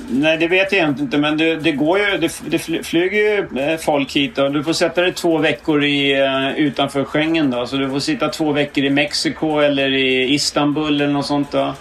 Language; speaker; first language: Swedish; native; Swedish